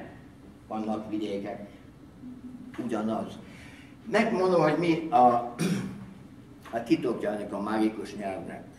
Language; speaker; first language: Hungarian; early bilingual, heritage; Hungarian